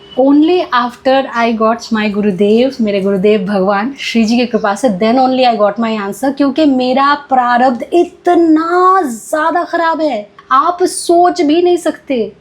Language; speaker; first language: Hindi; non-native, local second language; Bangla